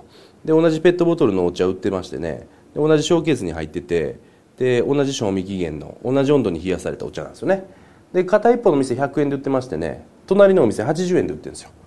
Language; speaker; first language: Japanese; native; Japanese